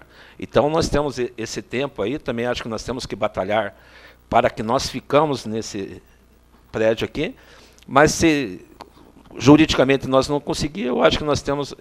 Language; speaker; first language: Portuguese; native; Portuguese